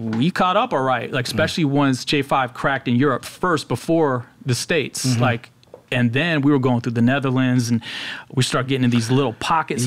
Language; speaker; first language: English; native; English